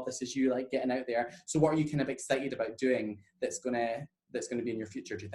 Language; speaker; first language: English; native; English